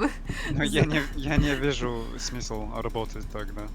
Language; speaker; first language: Russian; non-native, learner; English